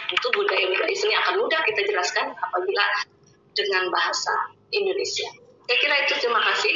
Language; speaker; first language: Indonesian; native; Indonesian